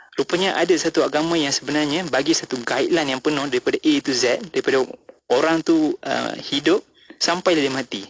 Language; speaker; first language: Malay; non-native, local second language; Tamil